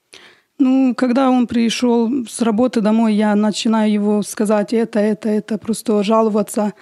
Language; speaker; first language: Russian; early bilingual, heritage; Russian